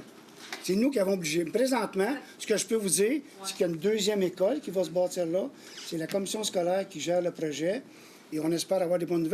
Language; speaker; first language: French; native; French